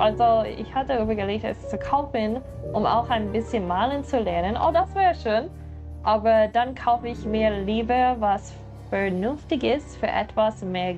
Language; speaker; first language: German; non-native, learner; English